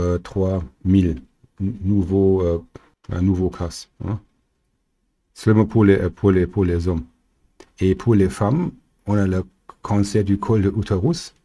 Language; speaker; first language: French; non-native, learner; German